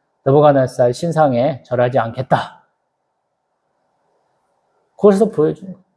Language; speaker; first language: Korean; native; Korean